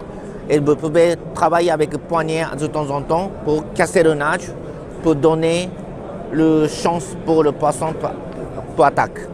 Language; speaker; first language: French; non-native, learner; Japanese